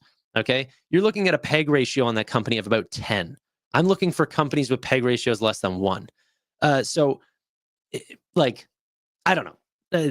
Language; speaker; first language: English; native; English